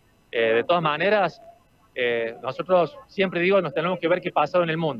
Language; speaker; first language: Spanish; native; Spanish